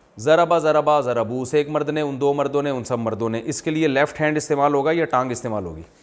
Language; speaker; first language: Urdu; native; Urdu